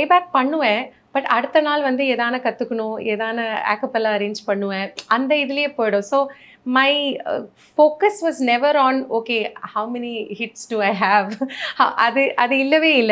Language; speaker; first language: Tamil; non-native, fluent; Malayalam